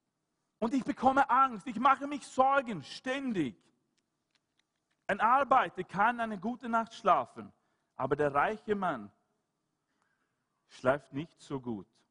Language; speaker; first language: German; non-native, fluent; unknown